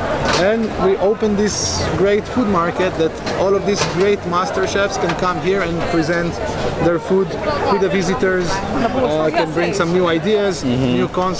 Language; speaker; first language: English; non-native, fluent; Hebrew